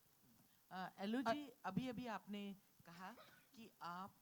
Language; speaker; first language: Hindi; native; Hindi